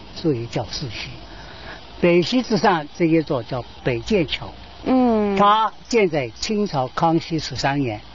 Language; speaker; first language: Chinese; native; Chinese